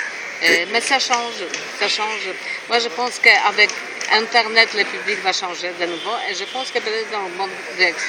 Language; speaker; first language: French; non-native, fluent; Polish